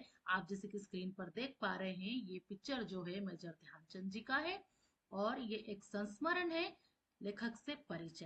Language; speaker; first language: Hindi; native; Hindi